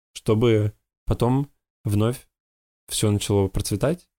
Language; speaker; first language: Russian; native; Russian